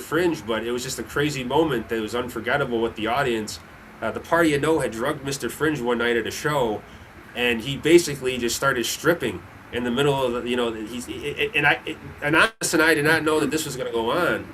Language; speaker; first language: English; native; English